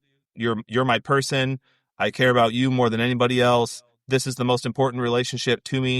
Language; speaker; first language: English; native; English